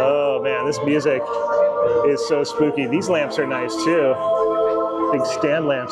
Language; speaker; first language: English; native; English